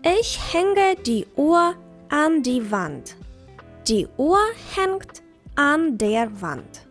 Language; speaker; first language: German; non-native, fluent; Ukrainian